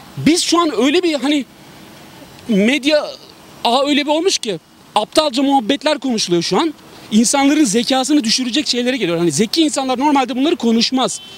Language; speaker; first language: Turkish; native; Turkish